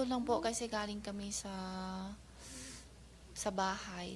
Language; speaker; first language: Filipino; non-native, learner; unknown